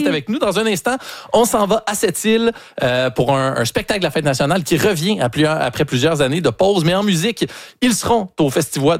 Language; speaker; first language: French; native; French